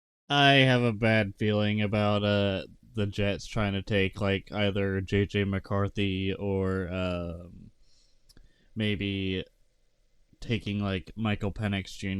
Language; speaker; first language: English; native; English